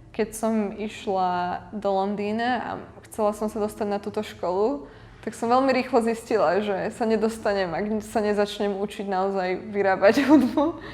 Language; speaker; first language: Slovak; non-native, local second language; Hungarian